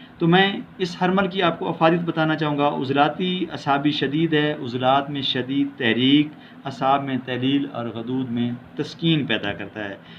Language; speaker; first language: Urdu; non-native, local second language; Punjabi